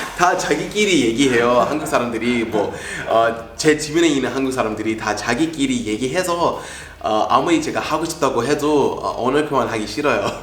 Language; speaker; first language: Korean; non-native, fluent; English